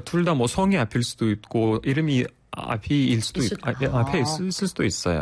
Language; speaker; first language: Korean; non-native, fluent; Russian